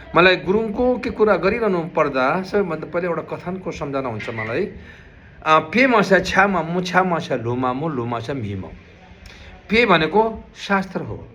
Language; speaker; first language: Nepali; non-native, local second language; Gurung